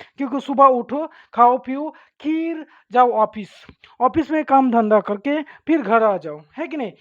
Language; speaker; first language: Hindi; non-native, local second language; Bangla